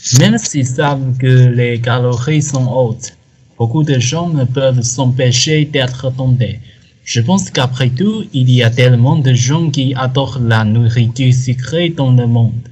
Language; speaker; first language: French; non-native, learner; Chinese